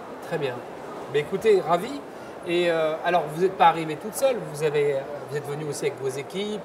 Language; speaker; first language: French; native; French